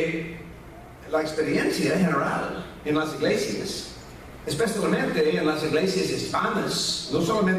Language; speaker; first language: Spanish; non-native, fluent; English